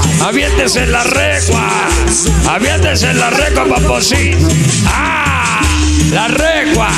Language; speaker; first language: Spanish; native; Spanish